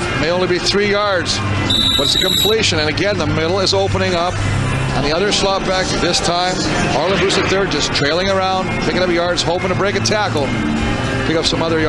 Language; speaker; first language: English; native; English